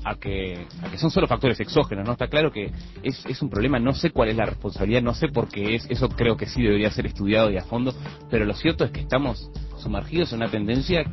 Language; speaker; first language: Spanish; native; Spanish